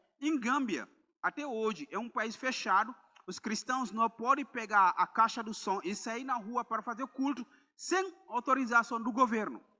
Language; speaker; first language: Portuguese; non-native, fluent; Mandingo